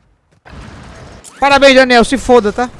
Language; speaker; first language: Portuguese; native; Portuguese